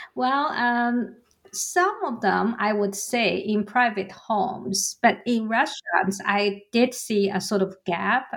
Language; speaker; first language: English; non-native, fluent; Chinese